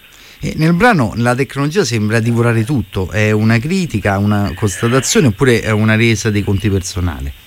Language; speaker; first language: Italian; native; Italian